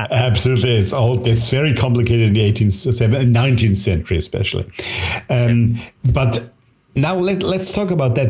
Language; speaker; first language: English; non-native, fluent; German